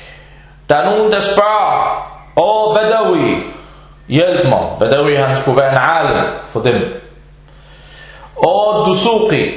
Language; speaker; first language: Danish; non-native, fluent; Arabic